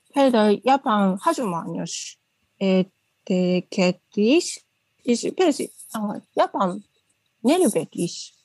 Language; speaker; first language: Hungarian; non-native, learner; Japanese